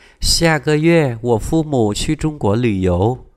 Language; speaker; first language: Chinese; non-native, fluent; Vietnamese